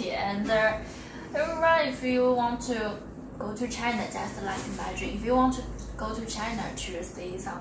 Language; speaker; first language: English; non-native, learner; Chinese